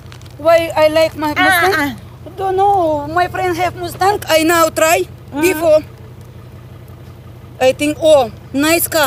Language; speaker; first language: English; non-native, learner; Russian